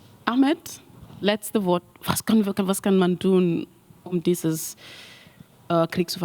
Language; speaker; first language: German; non-native, learner; Mandingo